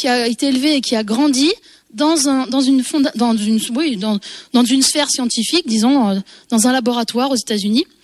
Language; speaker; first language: French; native; French